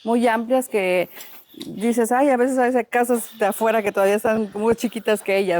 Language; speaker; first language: Spanish; native; Spanish